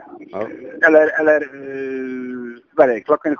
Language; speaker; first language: Swedish; non-native, learner; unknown